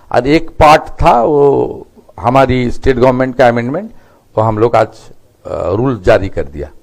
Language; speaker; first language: Hindi; non-native, local second language; Bangla